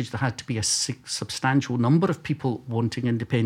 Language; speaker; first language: English; native; English